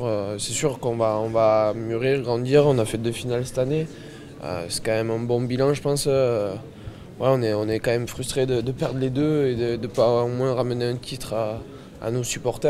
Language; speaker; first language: French; native; French